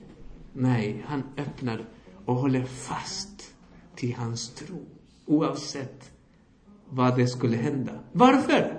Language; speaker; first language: Swedish; non-native, fluent; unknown